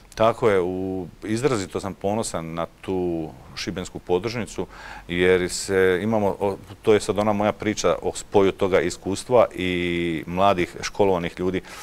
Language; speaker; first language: Croatian; native; Croatian